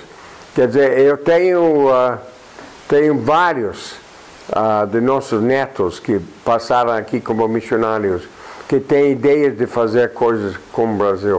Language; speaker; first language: Portuguese; non-native, fluent; English